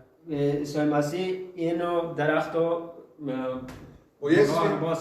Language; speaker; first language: Persian; early bilingual, heritage; Persian